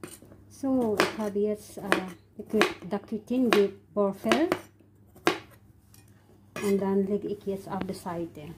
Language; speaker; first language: German; non-native, learner; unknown